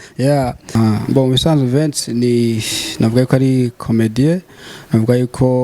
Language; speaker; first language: Rundi; early bilingual, heritage; Rundi